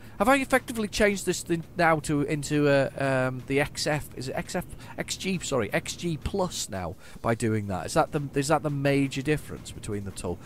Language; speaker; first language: English; native; English